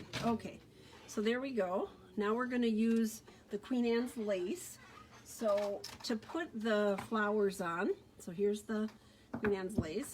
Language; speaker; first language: English; native; English